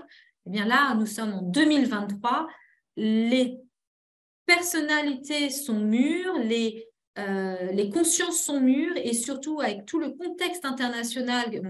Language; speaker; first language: French; native; French